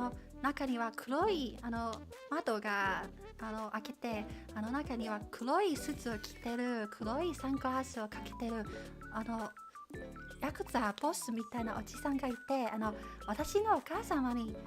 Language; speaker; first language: Japanese; non-native, learner; Chinese